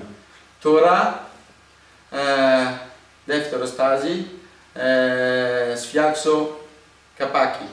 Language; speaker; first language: Greek; non-native, learner; Italian